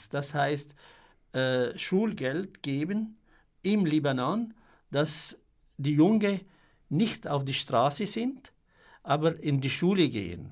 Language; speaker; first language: German; non-native, fluent; Arabic